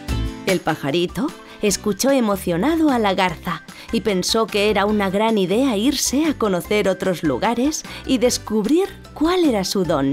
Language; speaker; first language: Spanish; native; Spanish